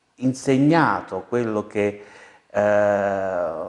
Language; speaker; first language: Italian; native; Italian